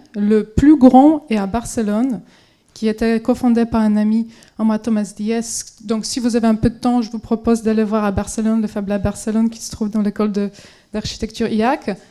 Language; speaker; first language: French; non-native, fluent; Polish